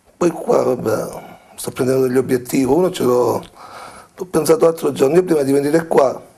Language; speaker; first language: Italian; native; Italian